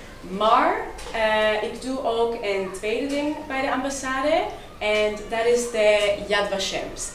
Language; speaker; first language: Dutch; non-native, fluent; Hebrew